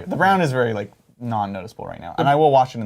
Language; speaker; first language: English; native; English